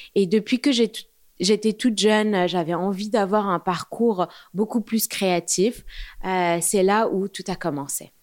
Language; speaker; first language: French; non-native, local second language; Arabic